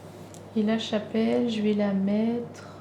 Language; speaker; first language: French; native; French